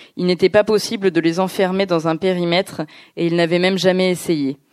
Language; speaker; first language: French; native; French